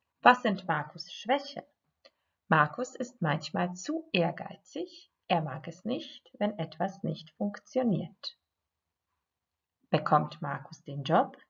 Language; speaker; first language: German; non-native, fluent; Croatian